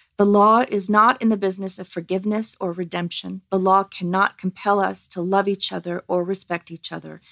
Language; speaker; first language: English; native; English